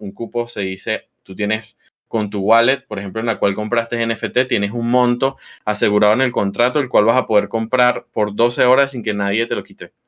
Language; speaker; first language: Spanish; native; Spanish